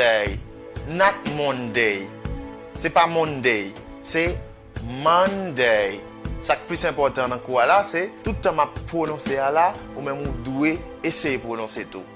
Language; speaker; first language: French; non-native, local second language; Haitian Creole